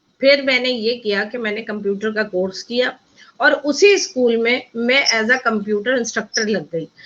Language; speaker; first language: Urdu; native; Urdu